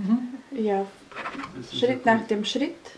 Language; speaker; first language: German; non-native, fluent; Russian